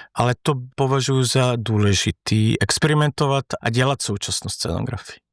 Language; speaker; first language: Czech; non-native, fluent; Serbian